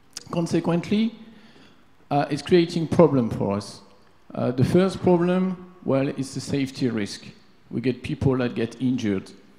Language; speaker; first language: English; non-native, fluent; French